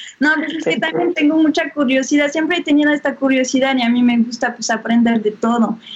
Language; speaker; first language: Spanish; non-native, fluent; French